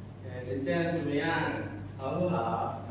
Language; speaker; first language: Chinese; non-native, learner; Indonesian